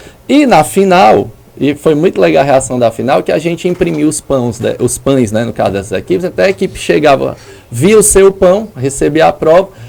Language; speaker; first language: Portuguese; native; Portuguese